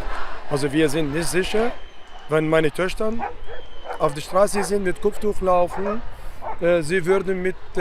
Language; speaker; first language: German; non-native, fluent; Arabic